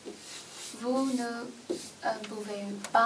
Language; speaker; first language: French; non-native, learner; Chinese